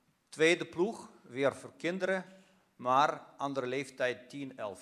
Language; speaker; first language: Dutch; non-native, fluent; Russian